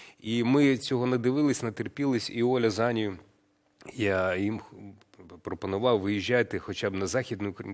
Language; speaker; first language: Ukrainian; native; Ukrainian